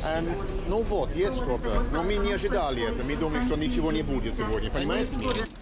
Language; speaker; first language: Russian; non-native, learner; English